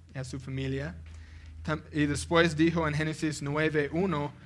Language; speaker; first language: Spanish; non-native, fluent; English